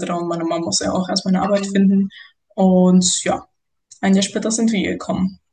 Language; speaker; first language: German; non-native, fluent; Spanish